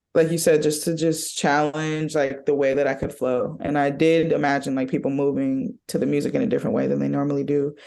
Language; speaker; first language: English; native; English